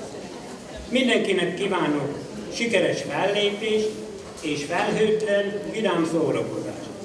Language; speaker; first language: Hungarian; native; Hungarian